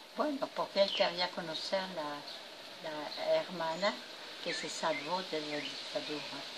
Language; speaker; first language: Spanish; non-native, fluent; French